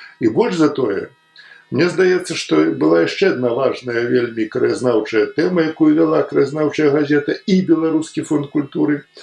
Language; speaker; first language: Belarusian; native; Belarusian